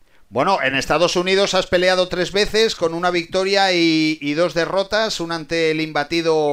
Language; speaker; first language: Spanish; native; Spanish